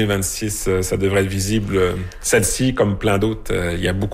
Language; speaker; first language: French; native; French